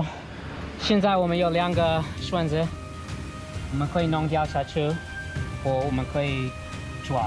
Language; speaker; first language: Chinese; non-native, learner; English